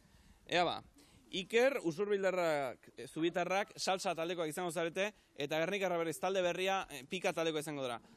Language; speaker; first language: Basque; native; Basque